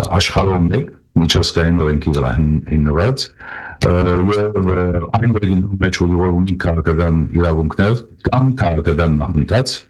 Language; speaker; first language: Armenian; early bilingual, heritage; Armenian